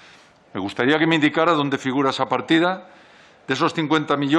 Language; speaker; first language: Spanish; native; Spanish